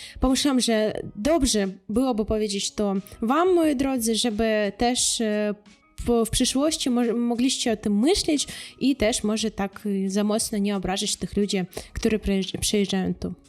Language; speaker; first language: Polish; non-native, fluent; Russian